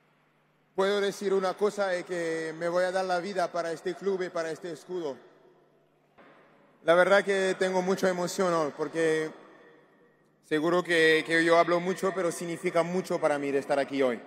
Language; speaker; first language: Spanish; non-native, learner; French